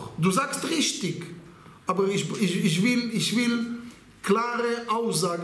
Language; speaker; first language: German; non-native, learner; Hebrew